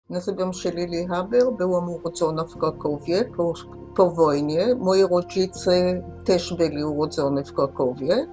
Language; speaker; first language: Polish; early bilingual, heritage; Polish